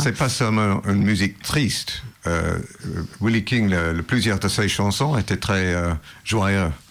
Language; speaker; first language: French; non-native, learner; English